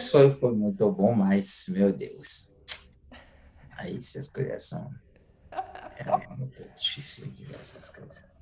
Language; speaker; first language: Portuguese; non-native, fluent; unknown